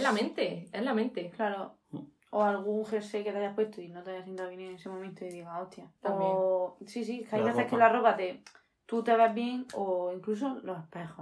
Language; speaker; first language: Spanish; native; Spanish